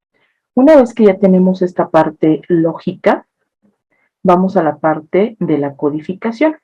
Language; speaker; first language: Spanish; native; Spanish